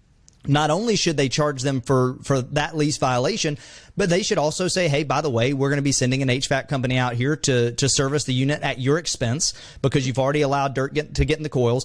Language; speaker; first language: English; native; English